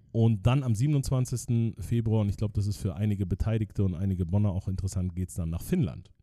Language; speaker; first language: German; native; German